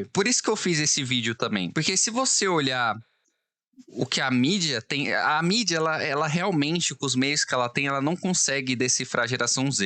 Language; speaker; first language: Portuguese; native; Portuguese